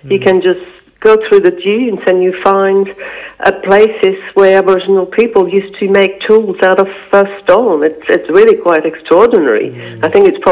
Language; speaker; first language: English; non-native, fluent; French